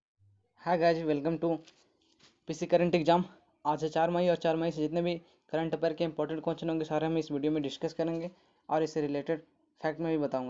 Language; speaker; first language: Hindi; native; Hindi